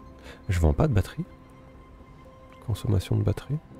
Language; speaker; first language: French; native; French